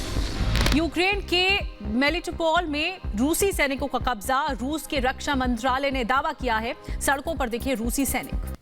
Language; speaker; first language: Hindi; native; Hindi